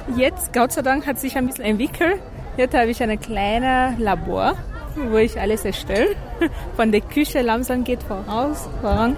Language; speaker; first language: German; non-native, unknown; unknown